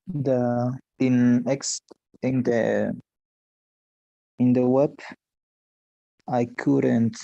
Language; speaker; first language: English; non-native, learner; Spanish